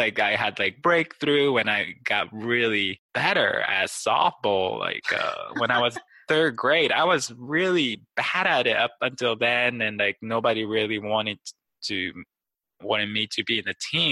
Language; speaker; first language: English; non-native, fluent; Japanese